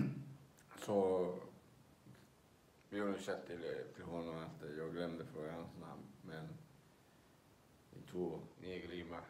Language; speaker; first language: Swedish; non-native, learner; Spanish